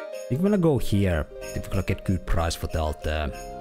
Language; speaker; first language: English; non-native, fluent; Finnish